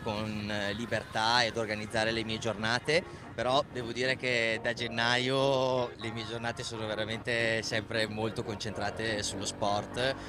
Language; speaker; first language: Italian; native; Italian